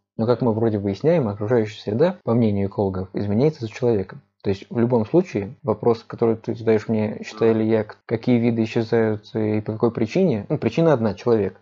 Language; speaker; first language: Russian; native; Russian